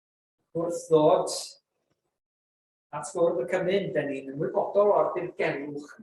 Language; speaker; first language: Welsh; native; Welsh